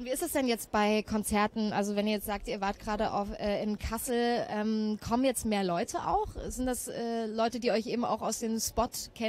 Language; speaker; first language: German; native; German